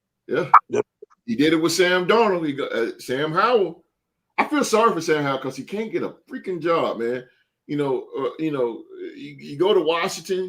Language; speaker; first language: English; native; English